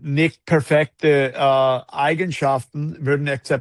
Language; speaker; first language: German; non-native, fluent; English